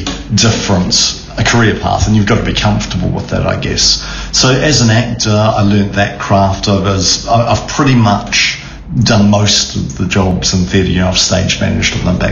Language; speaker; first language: English; native; English